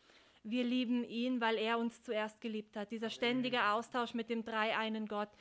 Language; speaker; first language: German; native; German